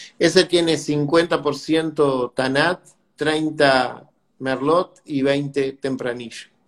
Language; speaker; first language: Spanish; native; Spanish